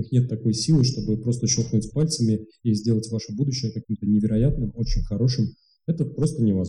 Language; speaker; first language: Russian; native; Russian